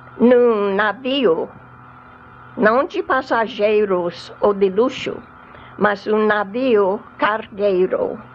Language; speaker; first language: Portuguese; non-native, fluent; English